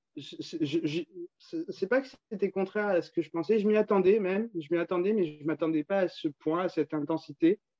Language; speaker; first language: French; native; French